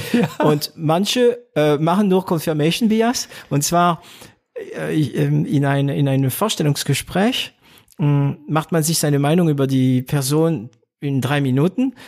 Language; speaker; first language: German; non-native, fluent; French